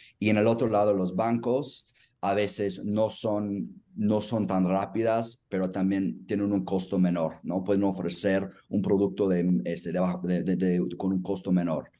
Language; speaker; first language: Spanish; non-native, fluent; English